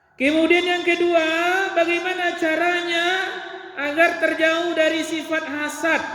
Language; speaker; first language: Malay; non-native, local second language; Minangkabau